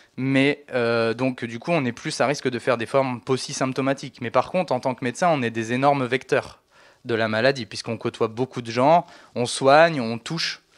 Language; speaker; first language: French; native; French